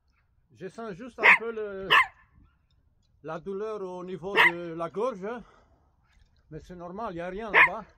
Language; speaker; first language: French; non-native, fluent; Romanian